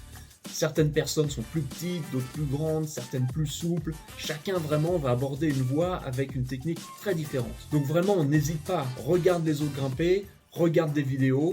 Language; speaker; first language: French; native; French